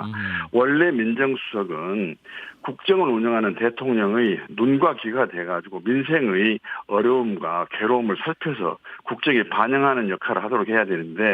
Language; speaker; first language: Korean; native; Korean